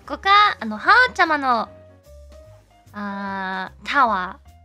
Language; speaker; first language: Japanese; non-native, learner; English